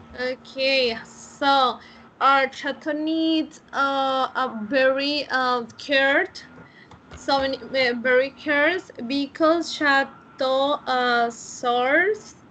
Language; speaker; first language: English; non-native, learner; Spanish